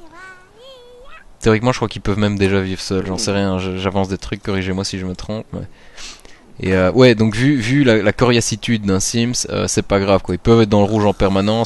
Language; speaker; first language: French; native; French